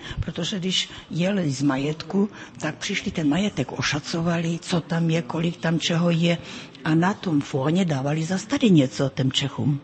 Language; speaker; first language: Czech; early bilingual, heritage; Czech